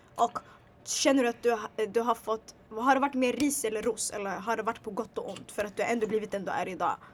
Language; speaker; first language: Swedish; early bilingual, other home language; Tigrinya